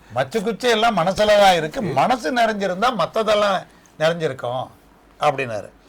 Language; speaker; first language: Tamil; native; Tamil